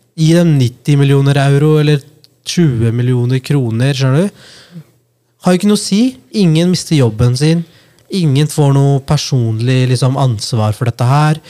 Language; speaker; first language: Norwegian; early bilingual, other home language; Punjabi